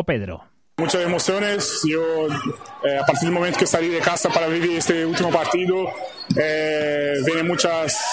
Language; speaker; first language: Spanish; non-native, fluent; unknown